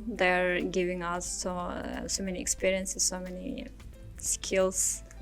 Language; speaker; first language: English; non-native, learner; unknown